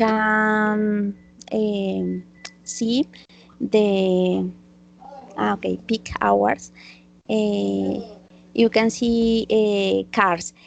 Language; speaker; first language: English; non-native, learner; Spanish